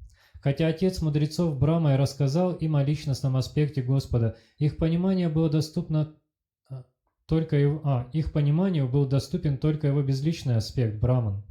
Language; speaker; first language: Russian; native; Russian